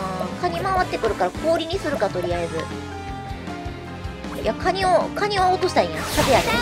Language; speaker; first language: Japanese; native; Japanese